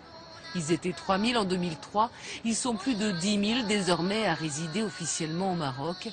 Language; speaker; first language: French; native; French